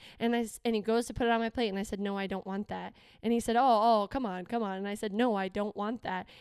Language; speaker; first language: English; native; English